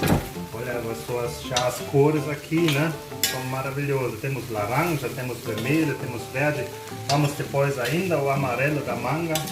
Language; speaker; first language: Portuguese; non-native, learner; German